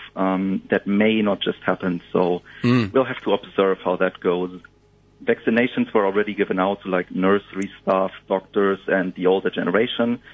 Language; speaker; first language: English; non-native, fluent; German